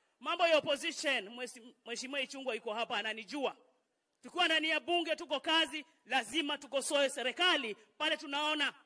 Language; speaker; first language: Swahili; native; Swahili